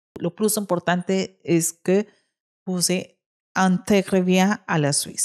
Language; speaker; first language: French; non-native, learner; Spanish